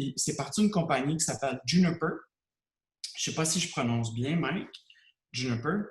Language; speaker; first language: French; native; French